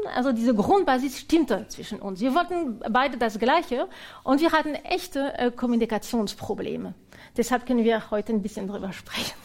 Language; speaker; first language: German; non-native, fluent; French